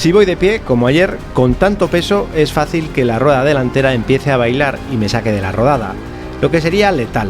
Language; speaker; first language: Spanish; native; Spanish